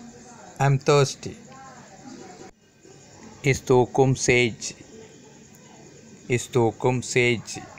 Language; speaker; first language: Portuguese; non-native, learner; Tamil